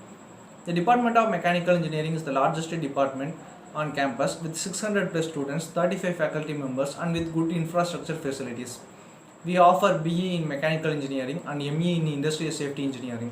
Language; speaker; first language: English; non-native, local second language; Tamil